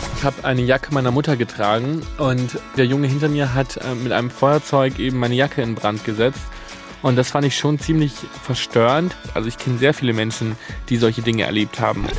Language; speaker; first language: German; early bilingual, other home language; Italian